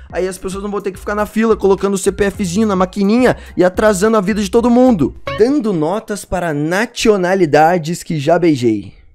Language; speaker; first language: Portuguese; native; Portuguese